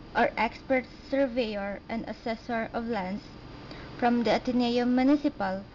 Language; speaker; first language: English; non-native, local second language; Filipino